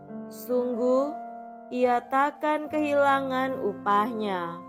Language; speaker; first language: Indonesian; native; Indonesian